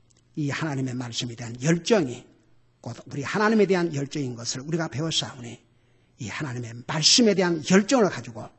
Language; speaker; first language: Korean; native; Korean